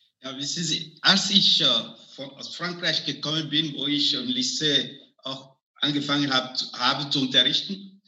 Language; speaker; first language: German; non-native, fluent; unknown